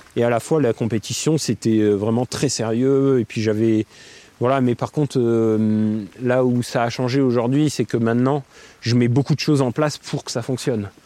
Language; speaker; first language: French; native; French